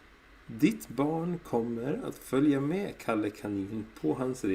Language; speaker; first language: Swedish; non-native, learner; English